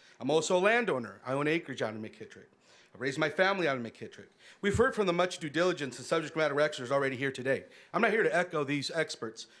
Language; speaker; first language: English; early bilingual, other home language; Spanish